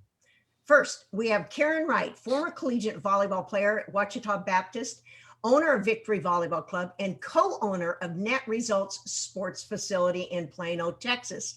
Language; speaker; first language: English; native; English